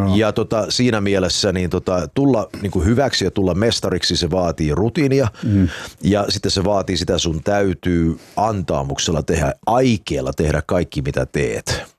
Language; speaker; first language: Finnish; non-native, fluent; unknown